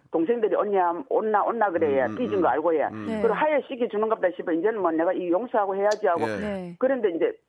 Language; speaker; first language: Korean; native; Korean